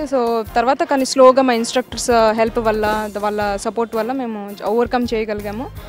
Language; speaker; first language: Telugu; native; Telugu